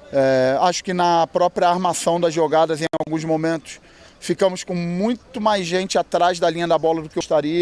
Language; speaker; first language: Portuguese; native; Portuguese